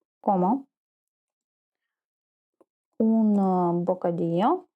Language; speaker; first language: Spanish; non-native, fluent; Ukrainian